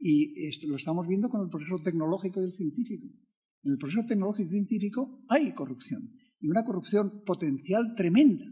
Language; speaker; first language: Spanish; native; Spanish